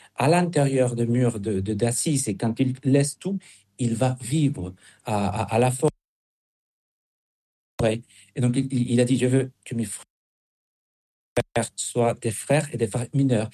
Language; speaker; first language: French; non-native, fluent; Spanish